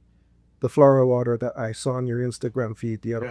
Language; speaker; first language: English; native; English